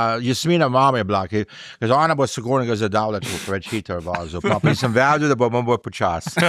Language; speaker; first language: Slovenian; early bilingual, heritage; English